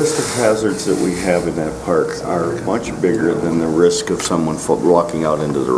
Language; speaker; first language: English; native; English